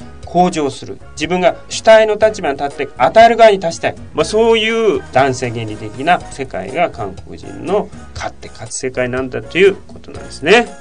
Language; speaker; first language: Japanese; native; Japanese